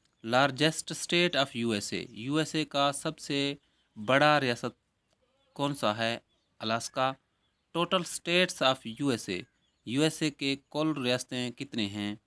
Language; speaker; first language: Urdu; native; Urdu